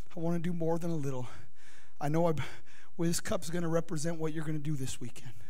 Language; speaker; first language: English; native; English